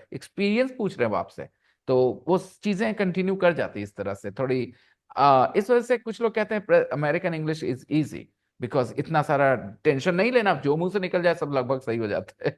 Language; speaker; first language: Hindi; native; Hindi